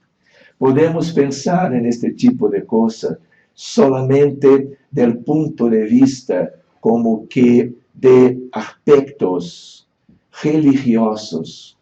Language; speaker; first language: Spanish; non-native, fluent; Portuguese